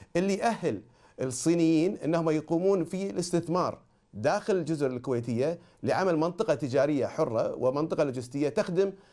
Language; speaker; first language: Arabic; native; Arabic